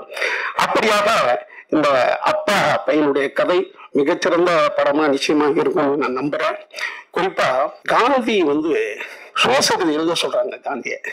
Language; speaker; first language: Tamil; native; Tamil